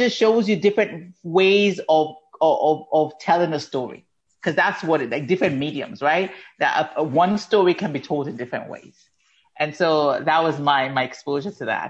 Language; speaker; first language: English; non-native, local second language; Yoruba